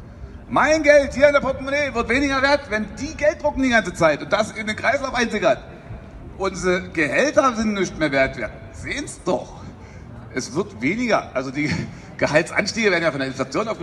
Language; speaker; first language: German; native; German